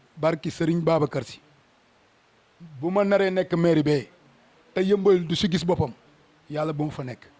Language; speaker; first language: Wolof; native; Wolof